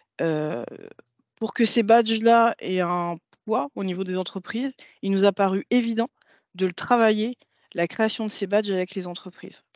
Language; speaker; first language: French; native; French